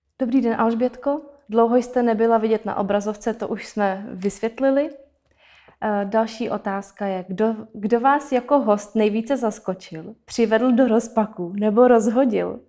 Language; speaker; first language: Czech; native; Czech